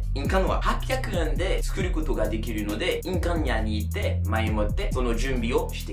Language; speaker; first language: Japanese; non-native, fluent; French